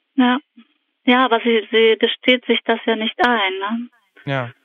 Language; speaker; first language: German; early bilingual, other home language; Polish